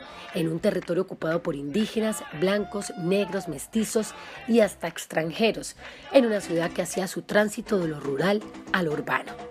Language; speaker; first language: Spanish; native; Spanish